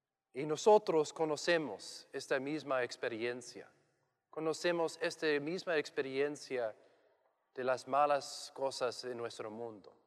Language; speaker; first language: Spanish; non-native, learner; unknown